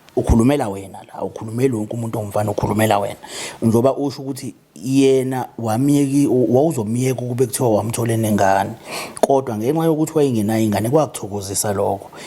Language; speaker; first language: Zulu; native; Zulu